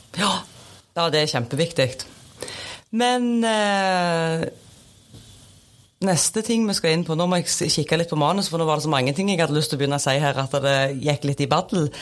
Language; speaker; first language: Norwegian; native; Norwegian